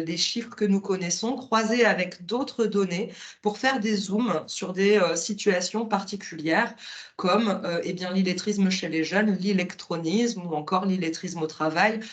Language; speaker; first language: French; native; French